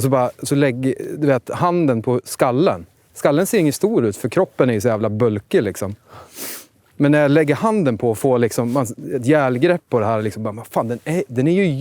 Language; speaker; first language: Swedish; native; Swedish